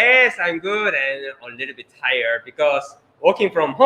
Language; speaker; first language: English; non-native, learner; Korean